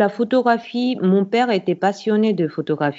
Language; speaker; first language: French; non-native, fluent; Korean